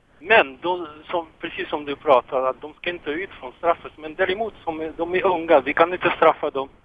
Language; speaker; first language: Swedish; non-native, fluent; Arabic